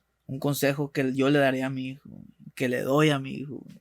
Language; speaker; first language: Spanish; early bilingual, heritage; Spanish